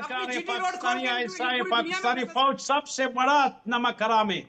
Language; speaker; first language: Hindi; non-native, fluent; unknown